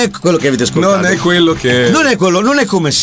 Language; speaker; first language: Italian; native; Italian